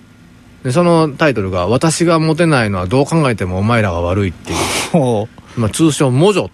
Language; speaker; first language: Japanese; native; Japanese